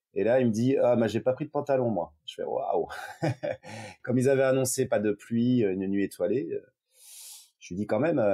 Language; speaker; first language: French; native; French